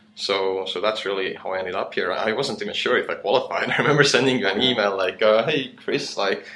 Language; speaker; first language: English; non-native, fluent; Estonian